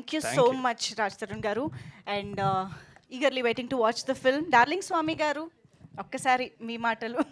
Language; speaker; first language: Telugu; native; Telugu